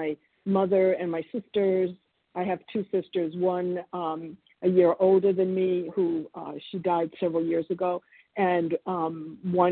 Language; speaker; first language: English; early bilingual, other home language; Italian